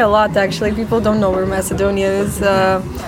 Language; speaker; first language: English; non-native, fluent; Macedonian